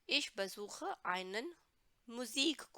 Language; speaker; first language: German; non-native, fluent; Hindi